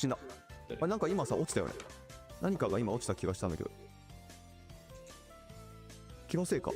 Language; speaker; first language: Japanese; native; Japanese